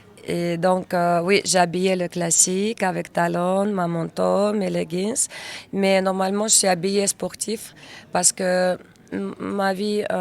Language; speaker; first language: French; non-native, learner; Russian